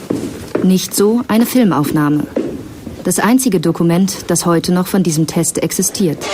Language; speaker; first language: German; native; German